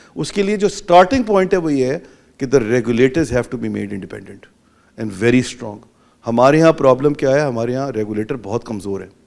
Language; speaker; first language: Urdu; non-native, local second language; Punjabi